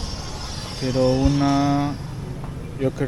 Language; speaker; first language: Spanish; non-native, learner; Chinese